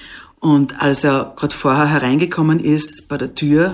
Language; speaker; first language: German; native; German